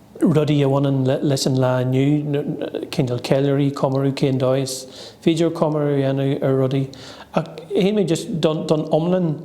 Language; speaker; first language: Irish; native; Irish